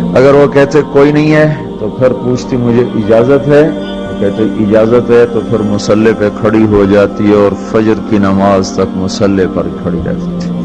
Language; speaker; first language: Urdu; non-native, local second language; Punjabi